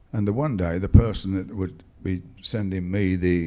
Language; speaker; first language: English; native; English